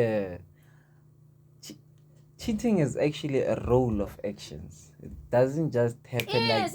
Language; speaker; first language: English; non-native, local second language; Zulu